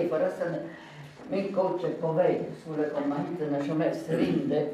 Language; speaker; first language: Swedish; non-native, fluent; Italian